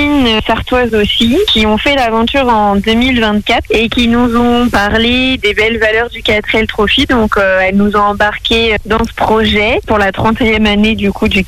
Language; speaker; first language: French; native; French